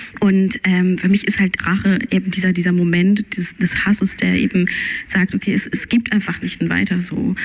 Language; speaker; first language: German; early bilingual, other home language; Turkish